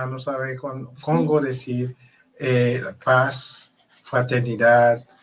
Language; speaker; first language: Spanish; non-native, learner; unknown